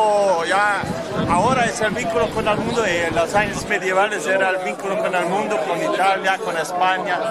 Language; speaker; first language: Spanish; non-native, fluent; Dutch